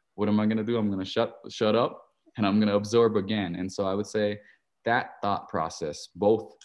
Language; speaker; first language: English; native; English